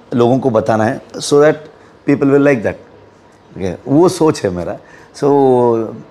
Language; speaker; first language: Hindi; non-native, local second language; Kannada